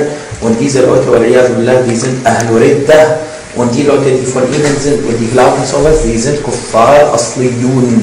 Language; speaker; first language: German; non-native, fluent; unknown